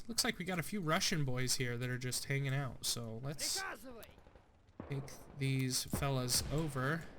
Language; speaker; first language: English; native; English